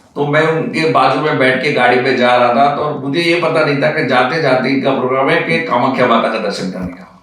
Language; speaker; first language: Hindi; non-native, local second language; Marathi